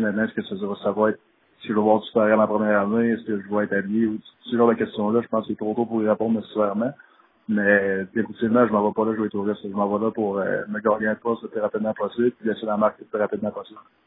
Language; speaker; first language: French; native; French